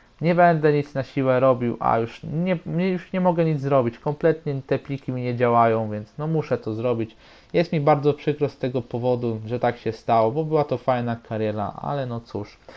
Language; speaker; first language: Polish; native; Polish